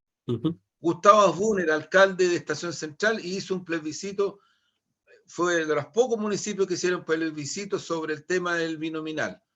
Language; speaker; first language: Spanish; native; Spanish